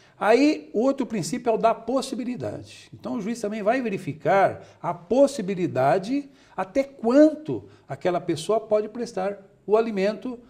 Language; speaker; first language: Portuguese; native; Portuguese